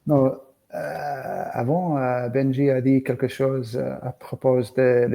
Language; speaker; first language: French; non-native, learner; English